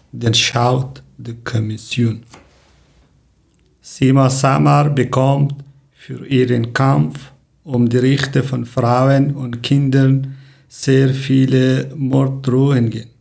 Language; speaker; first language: German; non-native, learner; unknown